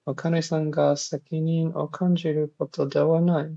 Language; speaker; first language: Japanese; non-native, learner; English